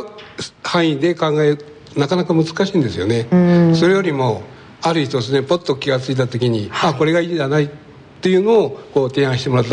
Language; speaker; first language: Japanese; native; Japanese